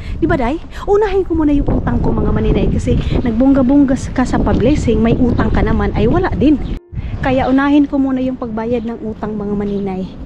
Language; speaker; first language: Filipino; non-native, local second language; Cebuano